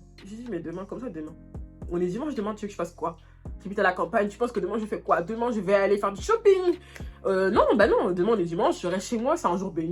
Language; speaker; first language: French; native; French